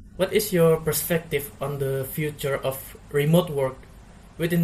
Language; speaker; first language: English; non-native, learner; Indonesian